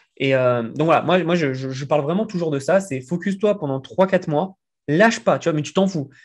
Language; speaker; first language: French; native; French